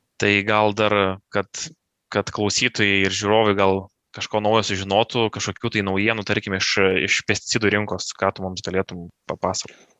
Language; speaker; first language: Lithuanian; native; Lithuanian